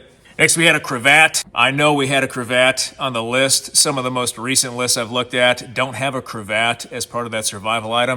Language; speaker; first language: English; native; English